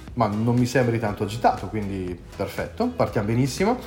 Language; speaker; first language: Italian; native; Italian